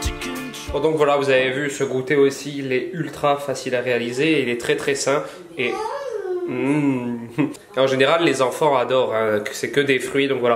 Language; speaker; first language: French; native; French